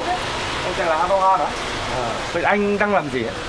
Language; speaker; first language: Vietnamese; non-native, fluent; Korean